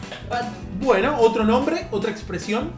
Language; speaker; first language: Spanish; native; Spanish